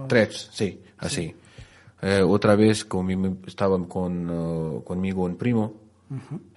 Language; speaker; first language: Spanish; non-native, learner; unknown